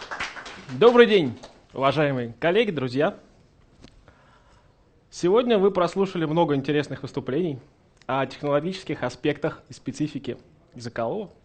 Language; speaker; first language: Russian; native; Russian